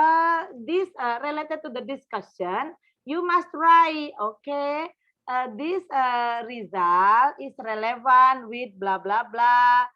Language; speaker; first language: English; non-native, fluent; Indonesian